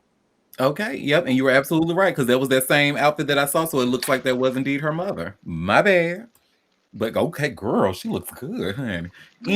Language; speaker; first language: English; native; English